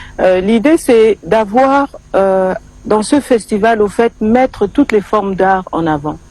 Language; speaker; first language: French; non-native, local second language; Lingala